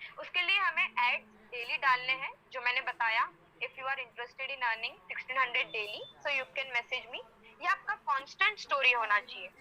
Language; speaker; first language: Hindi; non-native, local second language; Gujarati